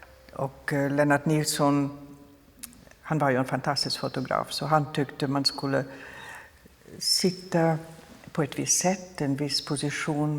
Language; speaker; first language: Swedish; non-native, fluent; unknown